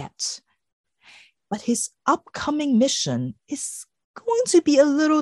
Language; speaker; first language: English; non-native, local second language; Cantonese